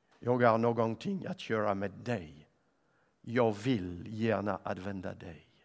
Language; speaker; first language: Swedish; non-native, fluent; French